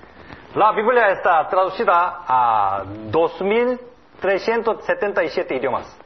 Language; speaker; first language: Spanish; non-native, learner; Korean